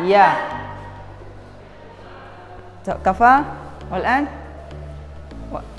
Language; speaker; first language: Arabic; non-native, fluent; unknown